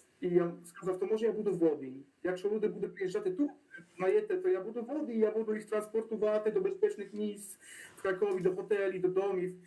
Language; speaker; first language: Ukrainian; non-native, learner; Polish